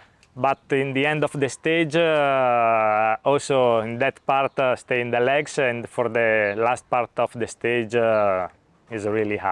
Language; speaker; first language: English; non-native, learner; Italian